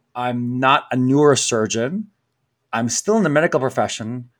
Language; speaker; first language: English; non-native, local second language; Filipino